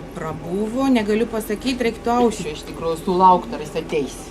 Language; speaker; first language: Lithuanian; non-native, learner; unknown